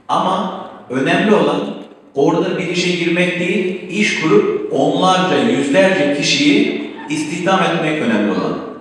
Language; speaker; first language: Turkish; native; Turkish